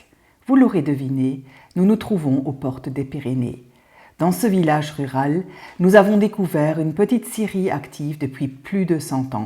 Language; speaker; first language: French; native; French